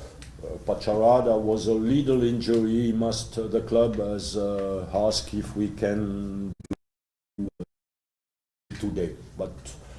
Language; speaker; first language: English; non-native, learner; French